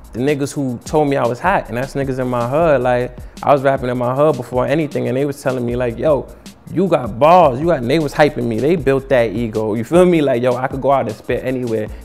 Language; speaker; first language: English; native; English